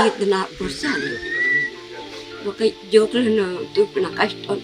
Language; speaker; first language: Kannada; non-native, local second language; Tulu